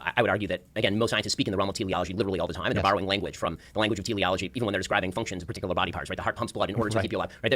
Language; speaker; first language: English; native; English